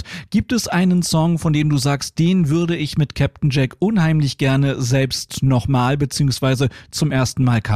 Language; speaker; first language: German; native; German